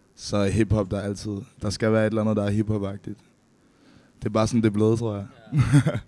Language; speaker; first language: Danish; native; Danish